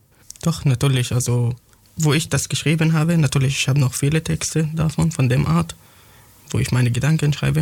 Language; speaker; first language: German; non-native, fluent; Arabic